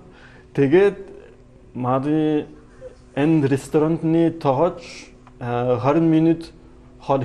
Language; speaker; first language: Mongolian; non-native, learner; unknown